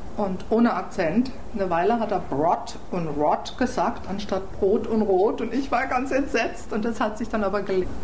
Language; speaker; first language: German; native; German